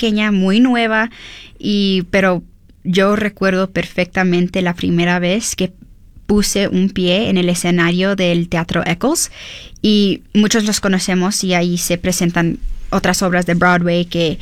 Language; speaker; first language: Spanish; early bilingual, heritage; Spanish